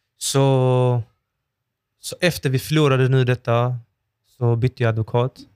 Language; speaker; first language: Swedish; early bilingual, other home language; Persian